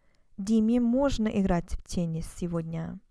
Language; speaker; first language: Russian; non-native, fluent; English